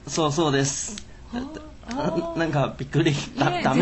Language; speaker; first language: Japanese; non-native, learner; Chinese